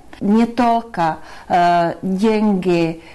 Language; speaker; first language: Russian; non-native, learner; Czech